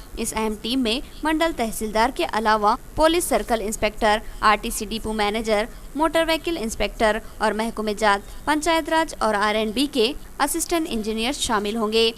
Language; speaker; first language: Urdu; native; Urdu